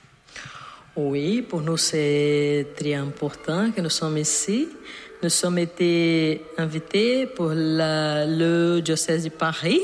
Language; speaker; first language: French; non-native, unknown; Portuguese